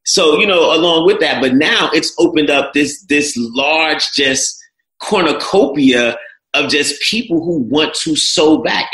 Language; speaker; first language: English; native; English